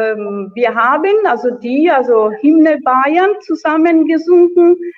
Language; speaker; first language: German; non-native, fluent; Italian